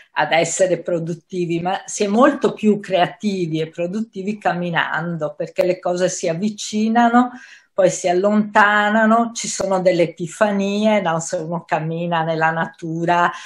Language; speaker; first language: Italian; native; Italian